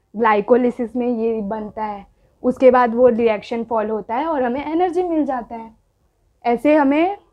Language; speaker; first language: Hindi; non-native, local second language; Marathi